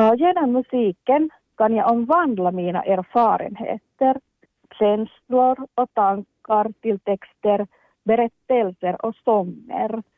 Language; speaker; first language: Swedish; non-native, local second language; Finnish